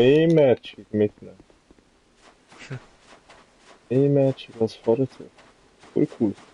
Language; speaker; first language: German; native; German